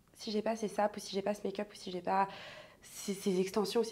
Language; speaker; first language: French; native; French